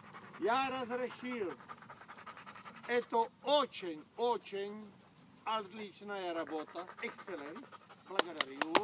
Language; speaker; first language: Russian; non-native, learner; Czech